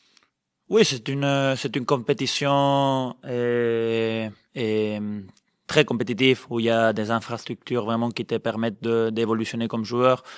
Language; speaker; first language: French; non-native, fluent; Spanish